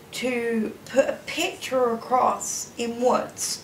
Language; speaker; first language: English; native; English